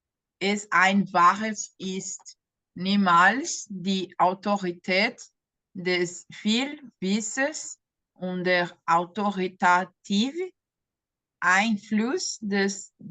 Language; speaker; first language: German; non-native, learner; Portuguese